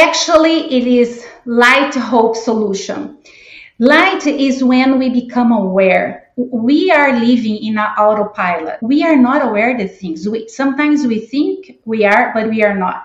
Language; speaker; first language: English; non-native, fluent; Portuguese